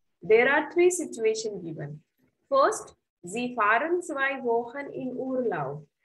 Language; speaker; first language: German; non-native, fluent; Hindi